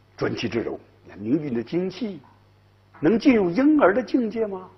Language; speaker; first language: Chinese; native; Chinese